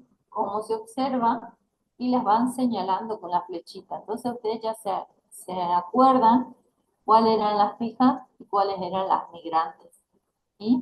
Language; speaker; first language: Spanish; native; Spanish